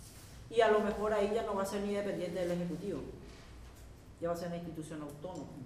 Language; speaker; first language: Spanish; native; Spanish